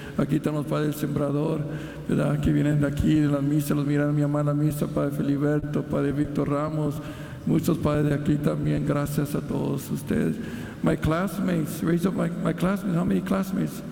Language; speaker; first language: Spanish; early bilingual, heritage; Spanish